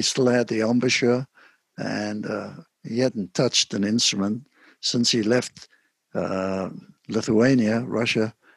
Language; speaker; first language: English; native; English